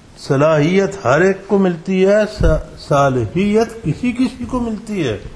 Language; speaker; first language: Urdu; non-native, local second language; Punjabi